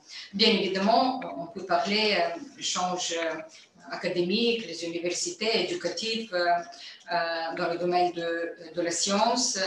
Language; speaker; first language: French; non-native, fluent; Bulgarian